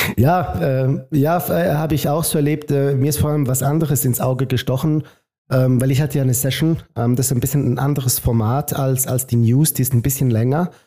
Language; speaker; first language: German; native; German